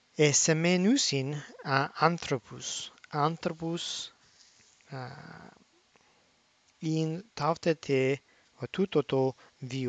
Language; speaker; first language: Greek; non-native, fluent; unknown